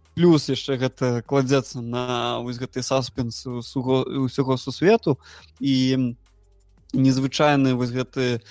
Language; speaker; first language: Belarusian; non-native, local second language; Russian